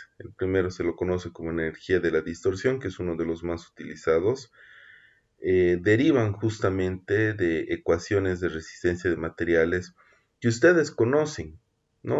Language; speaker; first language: Spanish; native; Spanish